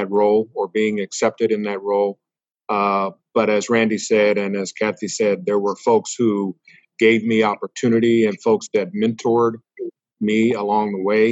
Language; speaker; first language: English; native; English